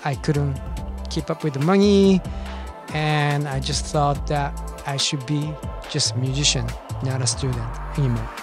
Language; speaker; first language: English; early bilingual, other home language; Japanese